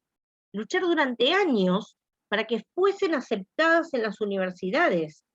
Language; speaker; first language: Spanish; native; Spanish